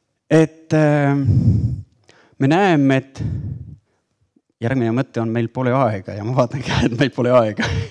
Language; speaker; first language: Estonian; non-native, fluent; Spanish